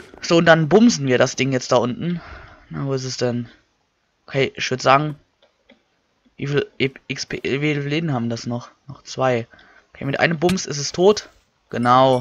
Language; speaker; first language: German; native; German